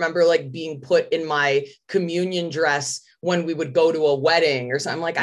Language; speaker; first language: English; native; English